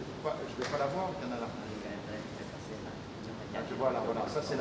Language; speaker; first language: French; native; French